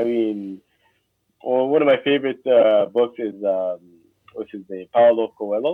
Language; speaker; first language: English; native; English